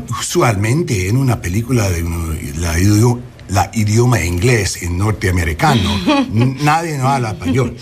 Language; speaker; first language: Spanish; non-native, learner; English